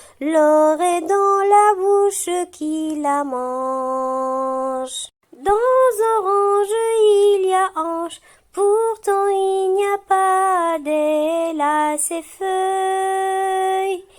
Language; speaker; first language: French; non-native, local second language; Arabic